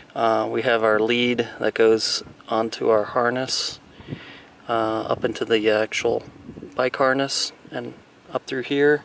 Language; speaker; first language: English; native; English